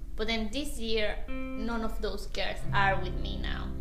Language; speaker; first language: English; non-native, fluent; Spanish